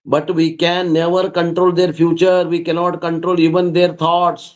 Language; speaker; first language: English; non-native, local second language; Kannada